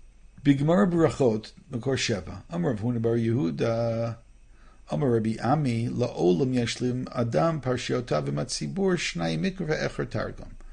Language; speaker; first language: Hebrew; non-native, fluent; English